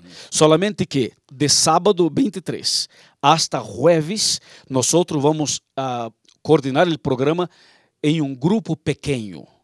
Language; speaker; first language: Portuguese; non-native, learner; Spanish